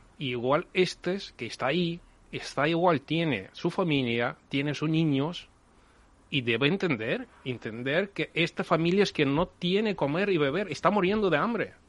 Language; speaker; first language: Spanish; non-native, learner; Ukrainian